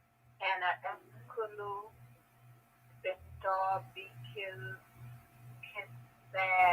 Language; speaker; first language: Arabic; non-native, learner; English